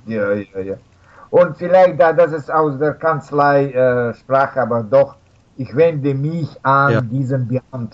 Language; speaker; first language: German; non-native, learner; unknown